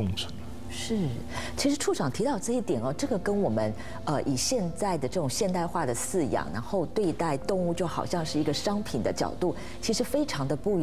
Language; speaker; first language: Chinese; native; Chinese